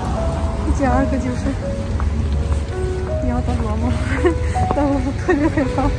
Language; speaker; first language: Chinese; non-native, learner; Russian